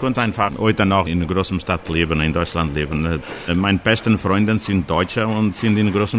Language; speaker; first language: German; non-native, fluent; Portuguese